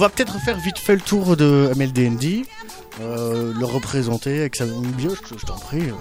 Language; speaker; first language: French; native; French